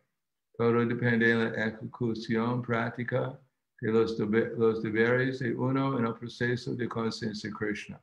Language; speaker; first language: Spanish; non-native, fluent; English